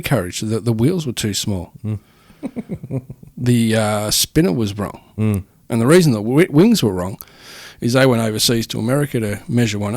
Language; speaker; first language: English; native; English